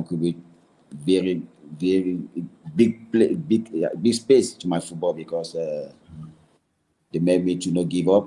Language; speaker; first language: English; non-native, learner; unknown